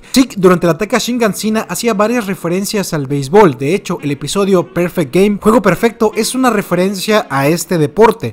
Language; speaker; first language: Spanish; native; Spanish